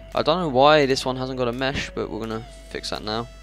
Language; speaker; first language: English; native; English